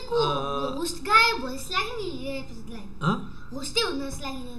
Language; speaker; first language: Nepali; native; Nepali